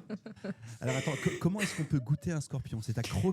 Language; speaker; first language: French; native; French